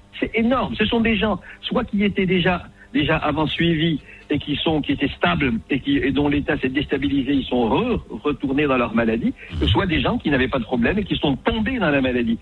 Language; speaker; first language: French; non-native, local second language; Arabic